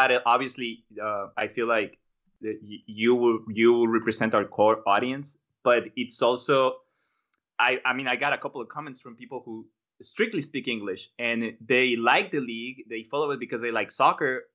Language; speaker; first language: English; non-native, fluent; Spanish